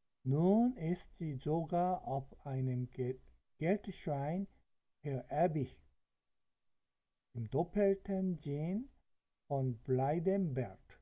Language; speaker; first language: German; non-native, fluent; Korean